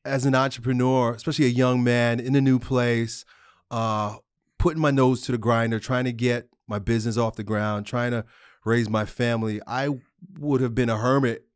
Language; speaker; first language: English; native; English